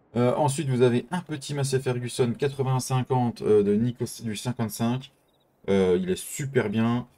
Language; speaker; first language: French; native; French